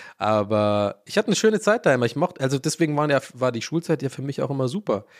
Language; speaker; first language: German; early bilingual, other home language; English